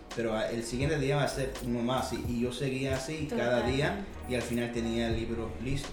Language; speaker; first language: Spanish; early bilingual, heritage; Spanish